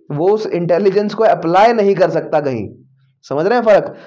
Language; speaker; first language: Hindi; native; Hindi